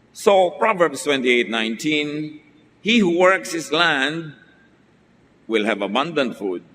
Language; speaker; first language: English; non-native, local second language; Filipino